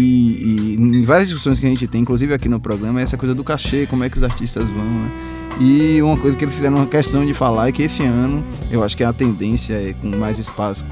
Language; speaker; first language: Portuguese; native; Portuguese